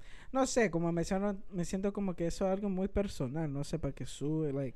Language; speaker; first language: Spanish; early bilingual, heritage; Spanish